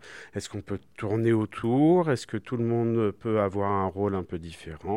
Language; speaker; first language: French; native; French